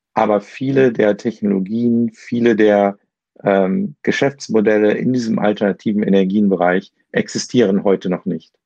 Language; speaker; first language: German; native; German